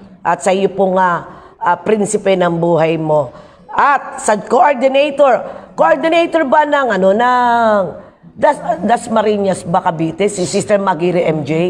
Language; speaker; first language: Filipino; native; Filipino